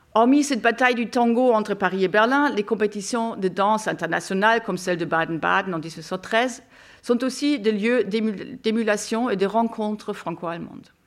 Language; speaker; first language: French; non-native, fluent; German